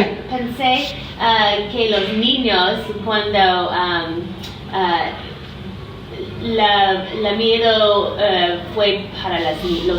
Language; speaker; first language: Spanish; non-native, learner; English